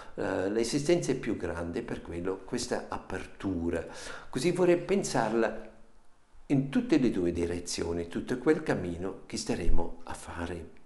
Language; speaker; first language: Italian; non-native, fluent; German